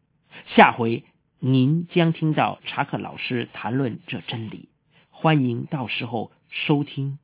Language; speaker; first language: Chinese; native; Chinese